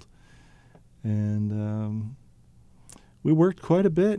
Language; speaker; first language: English; native; English